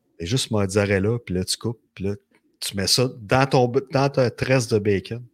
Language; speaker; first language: French; native; French